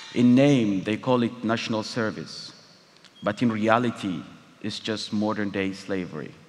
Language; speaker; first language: English; non-native, fluent; Tigrinya